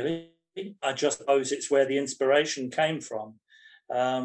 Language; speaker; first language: English; native; English